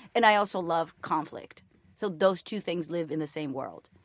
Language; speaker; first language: English; non-native, fluent; Spanish